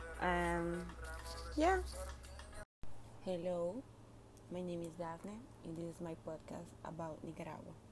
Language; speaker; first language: English; non-native, learner; Spanish